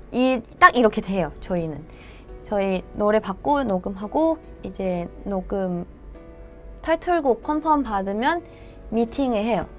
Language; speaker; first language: Korean; non-native, fluent; Thai